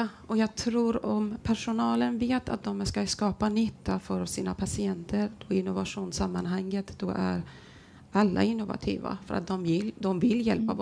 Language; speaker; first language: Swedish; non-native, fluent; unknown